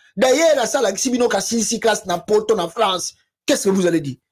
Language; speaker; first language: French; non-native, local second language; Lingala